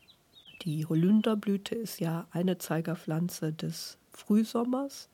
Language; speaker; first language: German; native; German